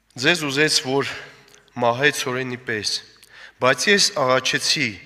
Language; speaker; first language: Armenian; non-native, local second language; Russian